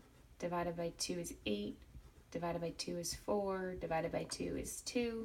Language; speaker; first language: English; native; English